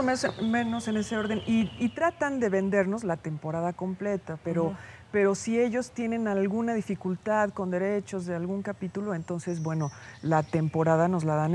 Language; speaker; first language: Spanish; native; Spanish